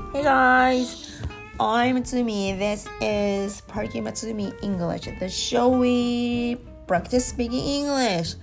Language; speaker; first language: English; non-native, learner; Japanese